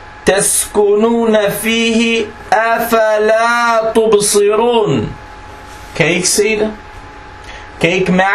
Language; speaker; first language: Danish; non-native, fluent; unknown